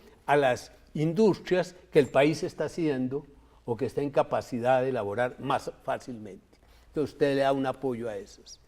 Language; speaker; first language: Spanish; native; Spanish